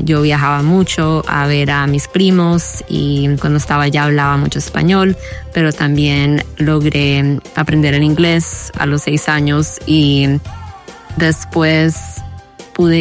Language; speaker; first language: Spanish; early bilingual, heritage; Spanish